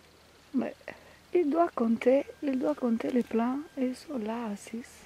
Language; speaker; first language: French; non-native, learner; Italian